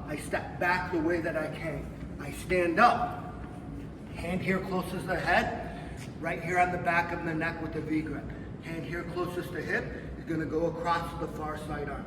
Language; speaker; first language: English; native; English